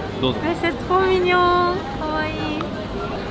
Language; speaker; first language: French; non-native, learner; Japanese